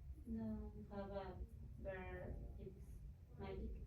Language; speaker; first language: English; non-native, learner; Spanish